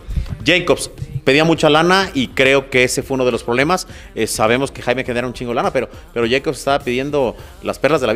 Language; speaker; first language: Spanish; native; Spanish